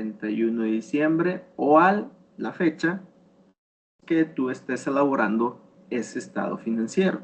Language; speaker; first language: Spanish; native; Spanish